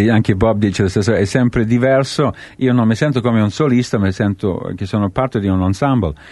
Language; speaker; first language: Italian; non-native, fluent; English